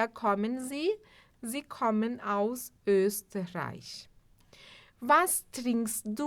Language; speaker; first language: German; non-native, fluent; Portuguese